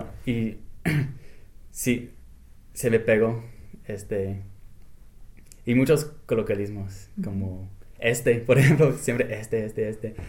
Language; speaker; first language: Spanish; non-native, fluent; English